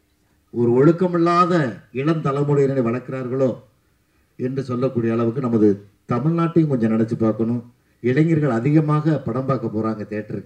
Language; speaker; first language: Tamil; native; Tamil